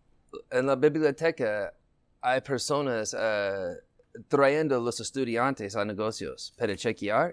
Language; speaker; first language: Spanish; non-native, learner; English